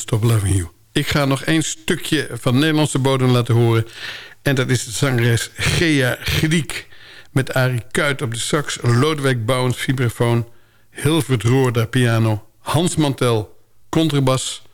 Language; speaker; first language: Dutch; native; Dutch